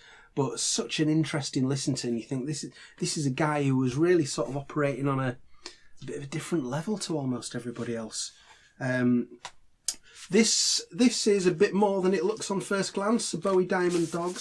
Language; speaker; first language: English; native; English